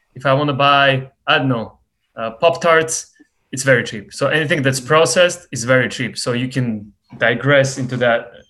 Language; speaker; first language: English; non-native, fluent; Serbian